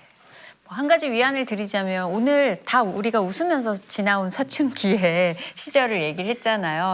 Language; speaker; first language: Korean; native; Korean